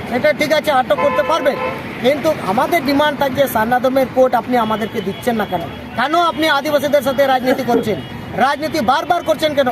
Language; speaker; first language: Bangla; non-native, local second language; Santali